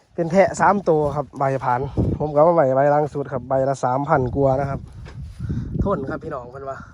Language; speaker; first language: Thai; non-native, local second language; Northeastern Thai